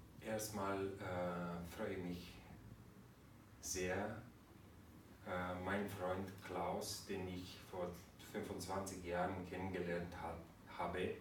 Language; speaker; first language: German; non-native, fluent; Romanian